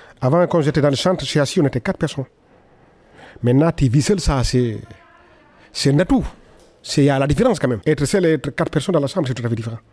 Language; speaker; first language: French; non-native, local second language; Fula